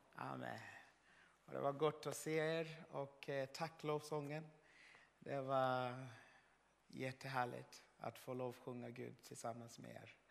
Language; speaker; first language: Swedish; non-native, fluent; Swahili